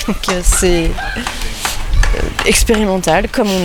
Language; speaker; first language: French; native; French